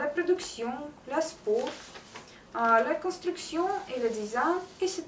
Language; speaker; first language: French; non-native, learner; Russian